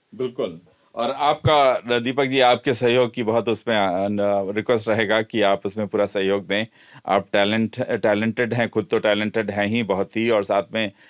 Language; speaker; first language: Hindi; native; Hindi